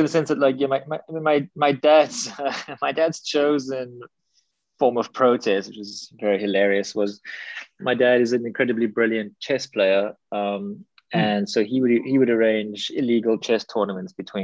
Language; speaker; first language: English; native; English